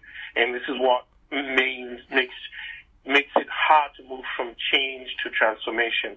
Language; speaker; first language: English; non-native, local second language; Igbo